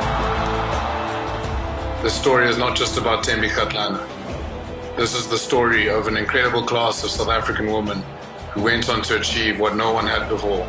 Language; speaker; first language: English; native; English